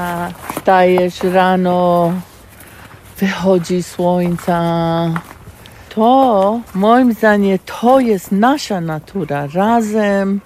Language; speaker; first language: Polish; non-native, learner; English